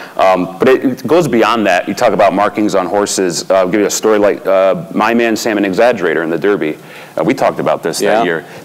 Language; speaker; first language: English; native; English